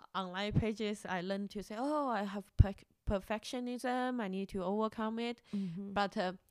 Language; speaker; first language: English; non-native, fluent; Chinese